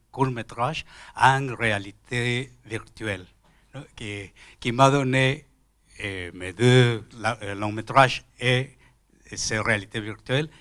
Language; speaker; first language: French; non-native, learner; Spanish